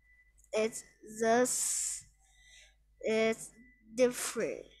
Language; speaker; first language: English; non-native, learner; Vietnamese